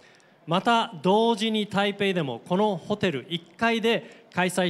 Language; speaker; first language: Japanese; native; Japanese